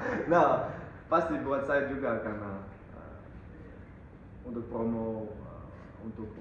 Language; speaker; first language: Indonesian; non-native, fluent; Dutch